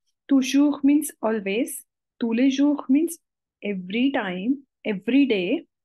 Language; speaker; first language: English; non-native, local second language; Hindi